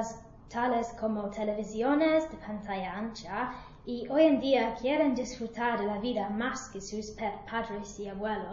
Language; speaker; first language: Spanish; non-native, learner; English